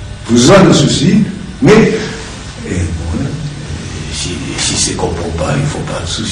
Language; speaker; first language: French; non-native, learner; Japanese